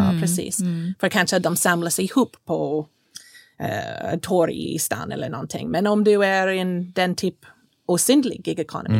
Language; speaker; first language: Swedish; non-native, fluent; English